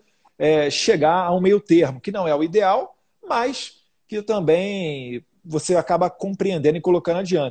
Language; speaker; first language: Portuguese; native; Portuguese